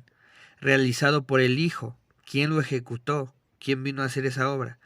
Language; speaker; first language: Spanish; native; Spanish